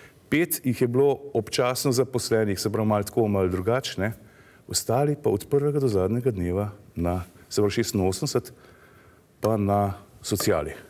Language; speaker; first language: Slovenian; native; Slovenian